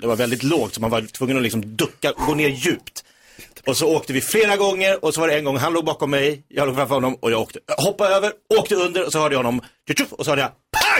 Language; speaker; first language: Swedish; native; Swedish